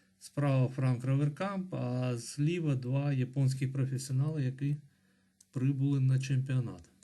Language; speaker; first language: Ukrainian; non-native, local second language; Russian